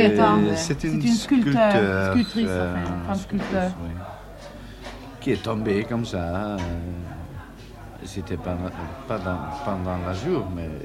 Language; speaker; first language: French; non-native, fluent; German